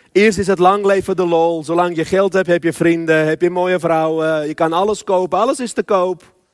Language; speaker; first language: Dutch; early bilingual, other home language; Armenian